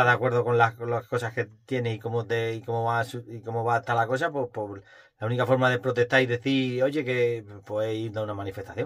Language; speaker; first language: Spanish; native; Spanish